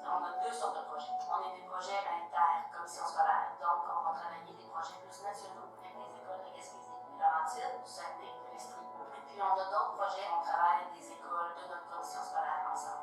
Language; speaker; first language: French; native; French